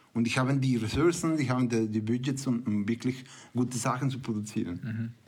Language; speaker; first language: German; non-native, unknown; Spanish